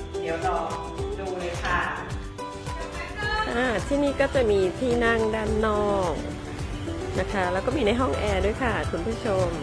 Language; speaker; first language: Thai; native; Thai